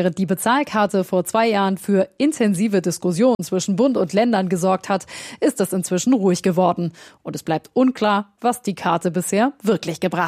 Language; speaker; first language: German; native; German